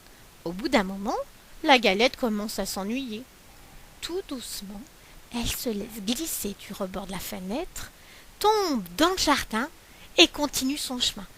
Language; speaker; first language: French; native; French